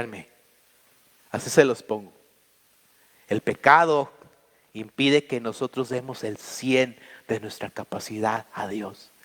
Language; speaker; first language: Spanish; native; Spanish